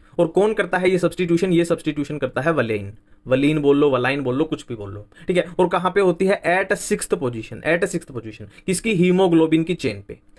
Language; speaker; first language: Hindi; native; Hindi